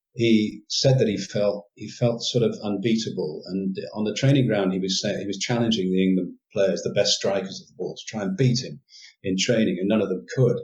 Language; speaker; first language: English; native; English